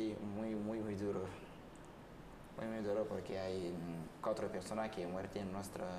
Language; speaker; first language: Spanish; non-native, learner; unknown